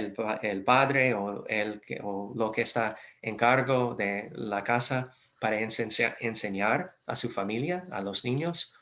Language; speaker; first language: Spanish; non-native, fluent; English